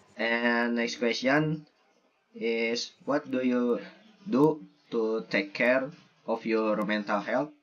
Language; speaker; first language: English; non-native, learner; Indonesian